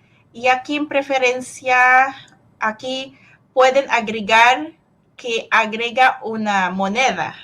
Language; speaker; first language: Spanish; non-native, fluent; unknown